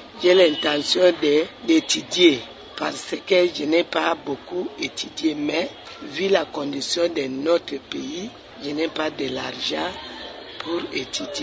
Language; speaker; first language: French; non-native, learner; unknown